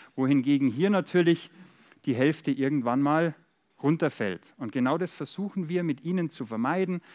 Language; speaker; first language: German; native; German